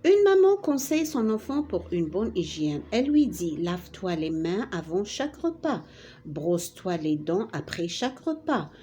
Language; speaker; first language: French; non-native, local second language; Arabic